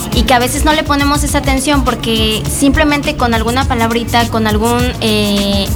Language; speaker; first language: Spanish; native; Spanish